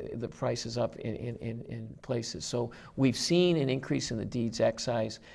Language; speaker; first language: English; native; English